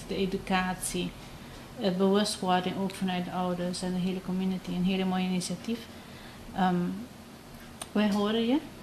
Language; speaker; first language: Dutch; non-native, local second language; Papiamento